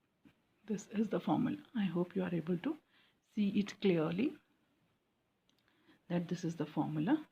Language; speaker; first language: English; non-native, local second language; Hindi